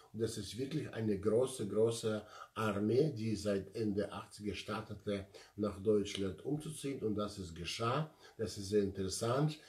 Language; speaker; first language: German; non-native, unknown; Russian